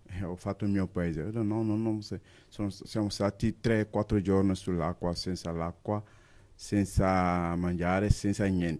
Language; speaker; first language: Italian; non-native, learner; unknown